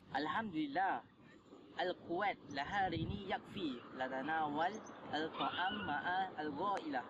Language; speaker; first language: Arabic; non-native, learner; Malay